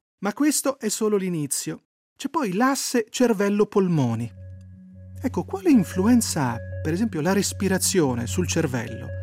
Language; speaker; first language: Italian; native; Italian